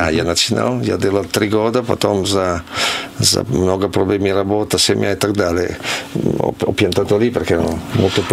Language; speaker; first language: Russian; non-native, learner; Italian